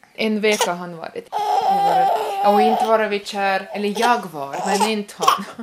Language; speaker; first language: Swedish; non-native, fluent; Russian